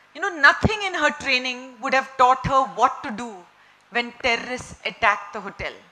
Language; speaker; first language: English; non-native, local second language; Marathi